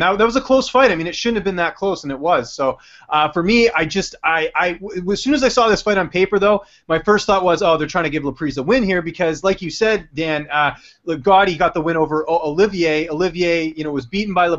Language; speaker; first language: English; native; English